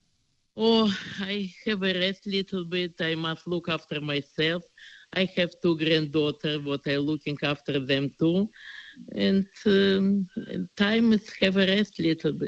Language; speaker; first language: English; non-native, learner; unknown